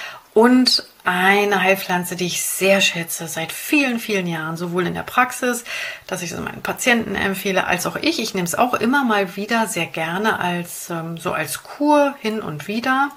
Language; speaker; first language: German; native; German